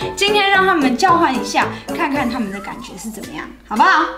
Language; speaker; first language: Chinese; early bilingual, heritage; Chinese